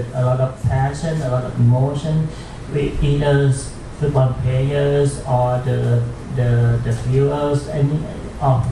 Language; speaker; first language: English; non-native, fluent; Thai